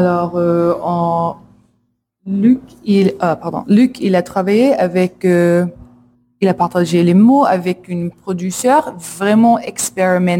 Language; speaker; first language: French; non-native, learner; English